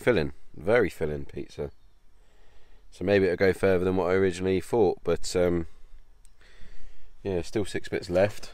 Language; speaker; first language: English; native; English